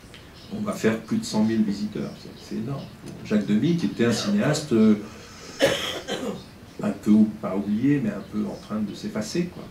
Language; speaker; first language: French; native; French